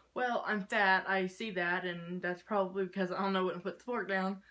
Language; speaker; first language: English; native; English